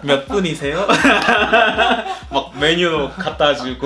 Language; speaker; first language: Korean; non-native, fluent; Gusii